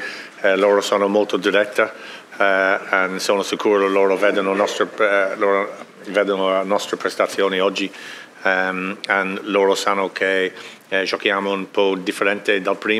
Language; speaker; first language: Italian; non-native, learner; English